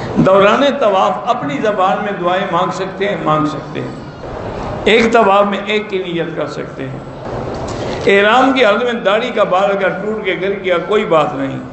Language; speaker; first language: Urdu; native; Urdu